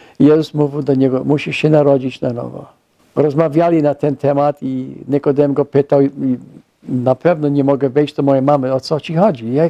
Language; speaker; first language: Polish; non-native, fluent; English